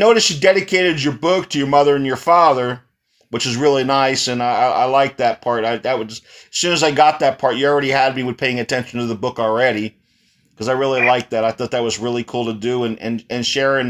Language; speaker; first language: English; native; English